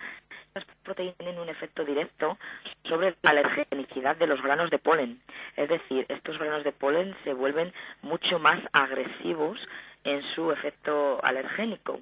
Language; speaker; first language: Spanish; native; Spanish